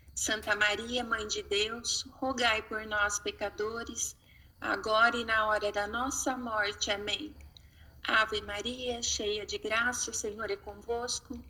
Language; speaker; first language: Portuguese; native; Portuguese